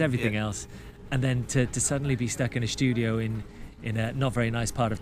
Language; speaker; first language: English; native; English